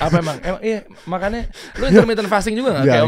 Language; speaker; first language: Indonesian; native; Indonesian